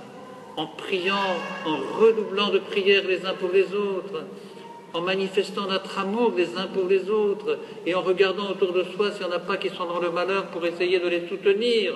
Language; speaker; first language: French; native; French